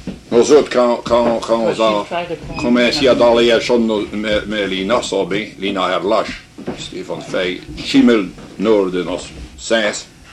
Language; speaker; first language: French; early bilingual, heritage; French